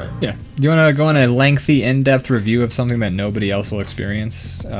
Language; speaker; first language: English; native; English